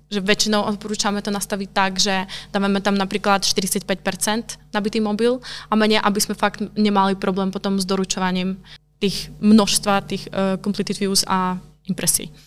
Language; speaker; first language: Slovak; non-native, local second language; Hungarian